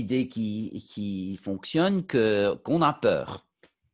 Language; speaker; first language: French; non-native, fluent; English